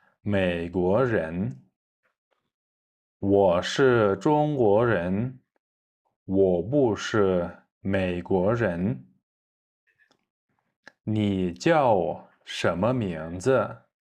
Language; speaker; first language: Chinese; non-native, fluent; Kyrgyz